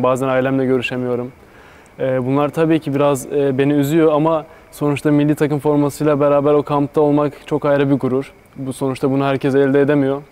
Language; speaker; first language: Turkish; native; Turkish